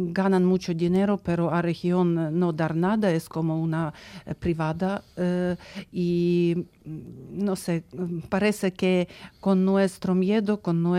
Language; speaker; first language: Spanish; non-native, learner; Ukrainian